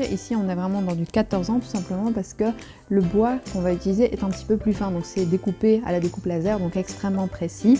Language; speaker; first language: French; native; French